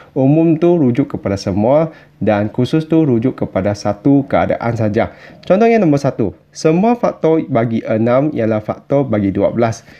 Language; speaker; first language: Malay; non-native, local second language; Chinese